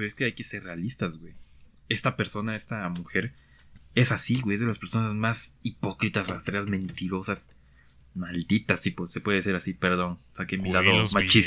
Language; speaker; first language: Spanish; native; Spanish